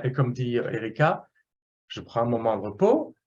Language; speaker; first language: French; non-native, fluent; English